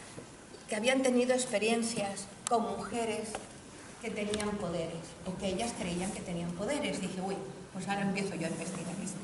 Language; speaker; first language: Spanish; native; Spanish